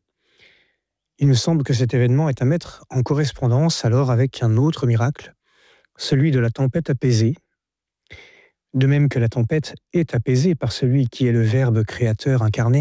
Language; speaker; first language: French; native; French